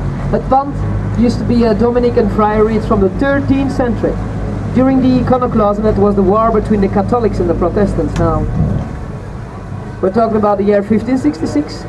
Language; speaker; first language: English; non-native, fluent; Dutch